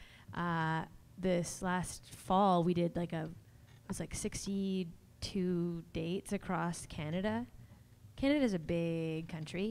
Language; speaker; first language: English; native; English